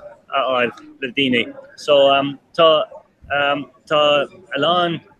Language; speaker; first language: Irish; non-native, fluent; English